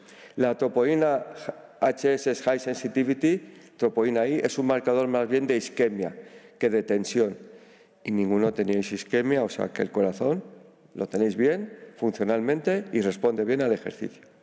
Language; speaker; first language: Spanish; native; Spanish